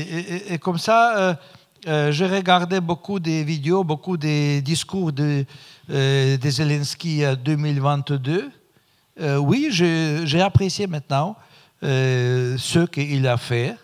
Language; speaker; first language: French; non-native, fluent; Russian